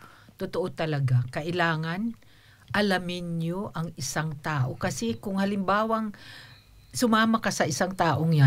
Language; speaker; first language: Filipino; non-native, local second language; Waray